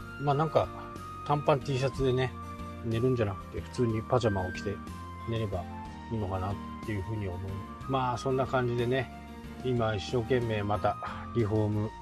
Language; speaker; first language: Japanese; native; Japanese